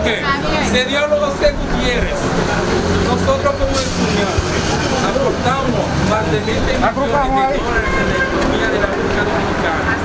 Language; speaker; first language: Spanish; non-native, learner; Haitian Creole